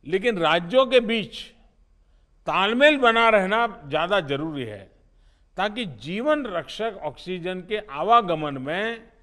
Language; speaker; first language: Hindi; non-native, local second language; Gujarati